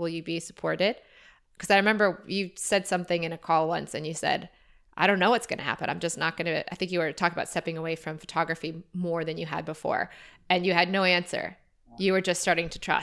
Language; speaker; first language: English; native; English